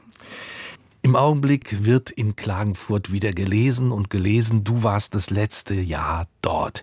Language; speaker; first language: German; native; German